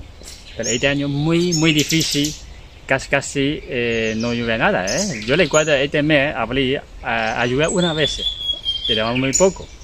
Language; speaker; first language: Spanish; non-native, learner; Chinese